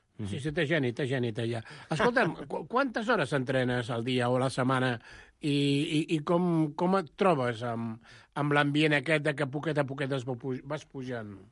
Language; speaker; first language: Catalan; non-native, local second language; Spanish